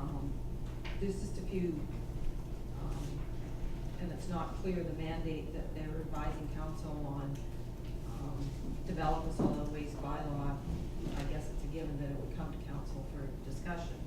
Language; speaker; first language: English; native; English